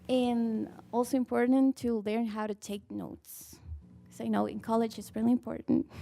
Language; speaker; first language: English; early bilingual, other home language; Spanish